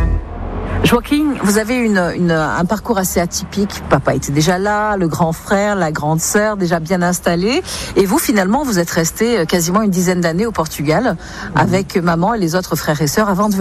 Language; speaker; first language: French; native; French